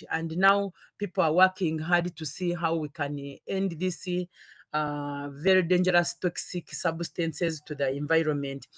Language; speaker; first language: English; non-native, local second language; Ganda